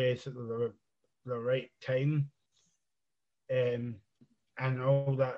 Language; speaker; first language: English; native; English